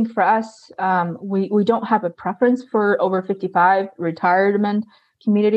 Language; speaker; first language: English; non-native, fluent; Chinese